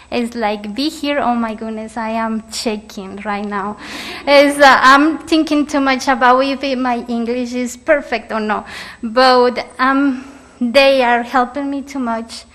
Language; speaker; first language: English; non-native, learner; Spanish